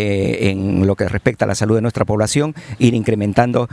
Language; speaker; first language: Spanish; native; Spanish